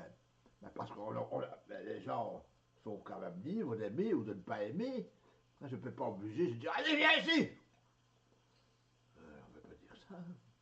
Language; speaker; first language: French; native; French